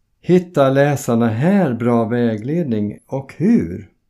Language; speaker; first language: Swedish; non-native, fluent; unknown